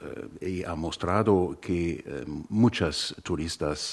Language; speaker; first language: Spanish; non-native, fluent; German